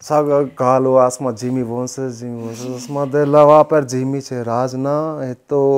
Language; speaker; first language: Armenian; non-native, learner; Hindi